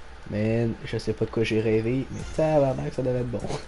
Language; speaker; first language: French; native; French